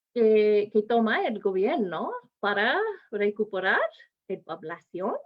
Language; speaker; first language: Spanish; non-native, fluent; English